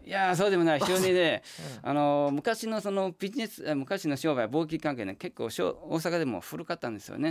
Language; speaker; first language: Japanese; non-native, fluent; Chinese